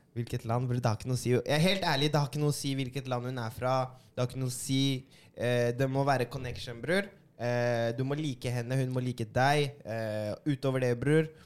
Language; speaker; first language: Norwegian; early bilingual, other home language; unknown